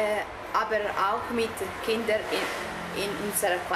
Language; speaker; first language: German; non-native, learner; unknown